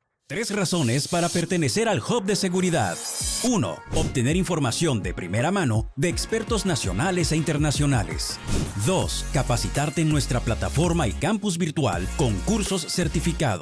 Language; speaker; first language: Spanish; native; Spanish